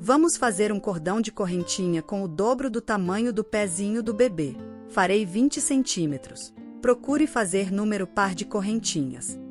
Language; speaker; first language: Portuguese; native; Portuguese